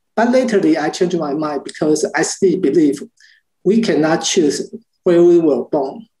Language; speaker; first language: English; non-native, learner; Chinese